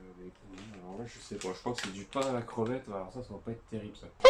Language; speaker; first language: French; native; French